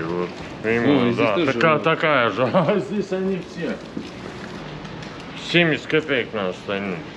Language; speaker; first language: Russian; native; Russian